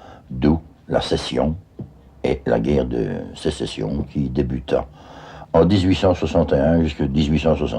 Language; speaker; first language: French; native; French